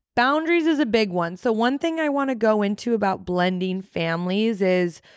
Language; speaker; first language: English; native; English